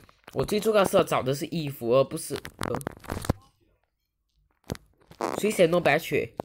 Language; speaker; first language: Chinese; early bilingual, heritage; Chinese